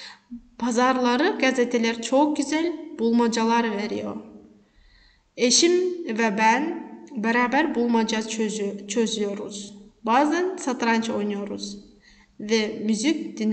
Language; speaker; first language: Turkish; non-native, fluent; Kazakh